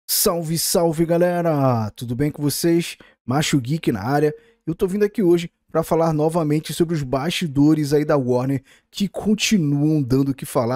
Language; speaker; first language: Portuguese; native; Portuguese